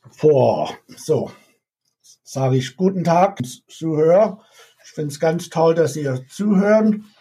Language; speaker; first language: German; non-native, fluent; English